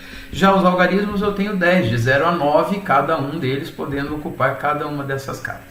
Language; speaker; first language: Portuguese; native; Portuguese